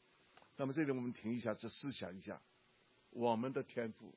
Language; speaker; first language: Chinese; native; Chinese